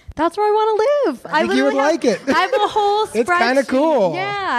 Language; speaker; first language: English; native; English